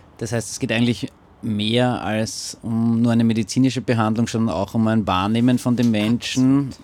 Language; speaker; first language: German; native; German